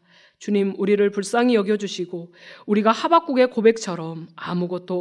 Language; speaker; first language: Korean; native; Korean